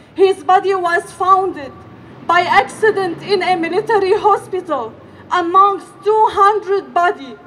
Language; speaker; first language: English; non-native, fluent; Arabic